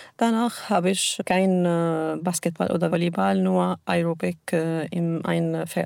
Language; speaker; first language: German; non-native, learner; Arabic